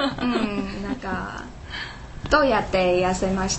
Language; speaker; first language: Japanese; non-native, learner; Chinese